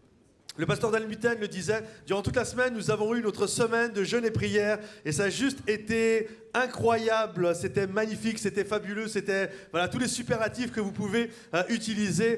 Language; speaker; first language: French; native; French